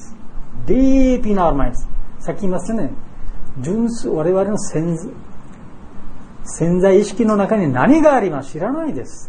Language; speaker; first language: Japanese; non-native, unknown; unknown